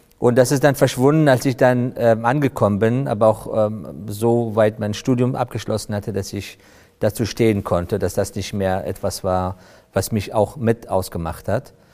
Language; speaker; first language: German; non-native, fluent; Persian